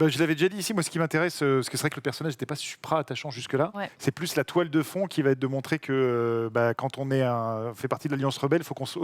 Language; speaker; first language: French; native; French